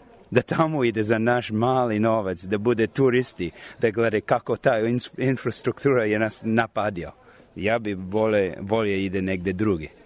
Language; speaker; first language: Croatian; non-native, learner; English